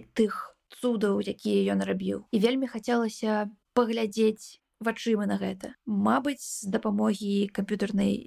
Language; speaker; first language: Belarusian; non-native, local second language; Russian